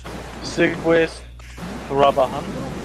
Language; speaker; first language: Spanish; non-native, learner; English